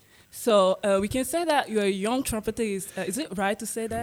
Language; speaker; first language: English; non-native, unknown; French